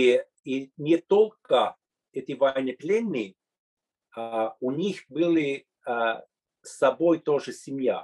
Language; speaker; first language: Russian; non-native, fluent; Finnish